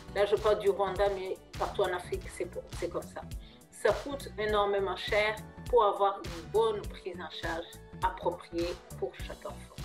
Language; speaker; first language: French; non-native, local second language; Kinyarwanda